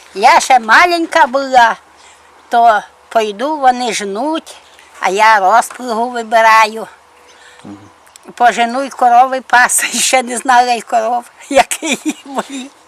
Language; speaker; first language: Ukrainian; native; Ukrainian